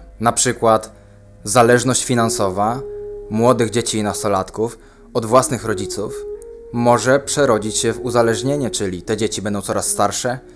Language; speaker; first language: Polish; native; Polish